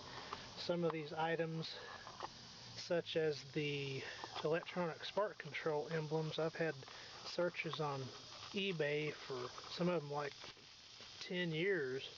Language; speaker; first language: English; native; English